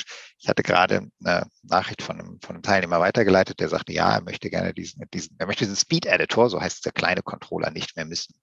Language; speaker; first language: German; native; German